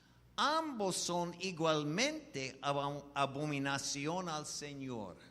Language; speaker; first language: Spanish; non-native, fluent; English